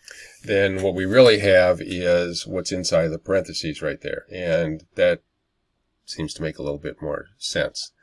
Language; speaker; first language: English; native; English